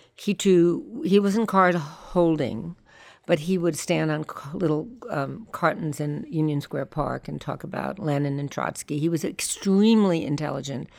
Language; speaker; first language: English; native; English